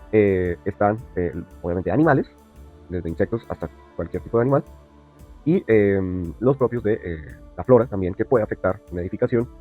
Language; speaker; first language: Spanish; native; Spanish